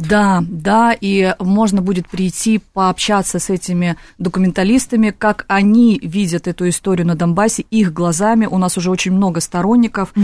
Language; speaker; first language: Russian; native; Russian